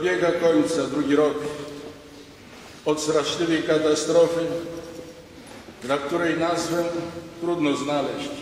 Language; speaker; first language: Polish; native; Polish